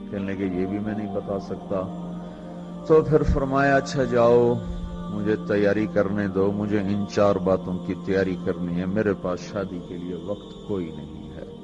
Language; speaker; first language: Urdu; non-native, local second language; Punjabi